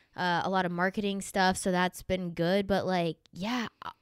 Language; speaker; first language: English; native; English